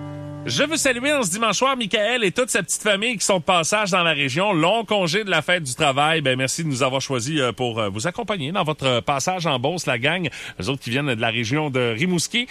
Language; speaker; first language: French; native; French